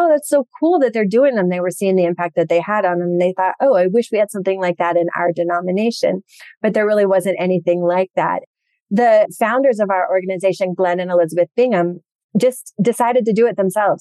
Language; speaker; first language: English; native; English